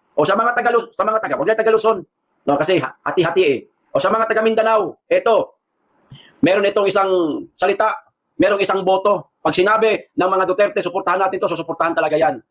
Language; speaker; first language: Filipino; non-native, local second language; Cebuano